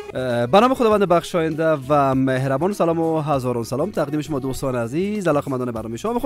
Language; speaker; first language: Persian; native; Persian